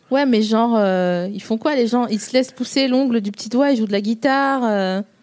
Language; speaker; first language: French; native; French